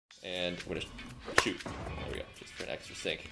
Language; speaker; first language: English; native; English